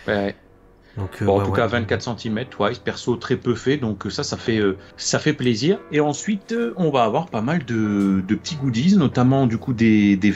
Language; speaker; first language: French; native; French